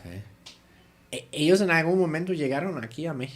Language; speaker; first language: Spanish; non-native, fluent; German